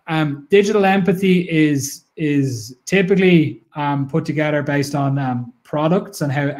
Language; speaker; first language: English; native; English